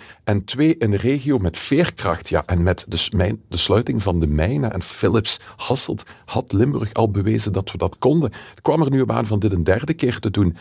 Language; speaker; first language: Dutch; native; Dutch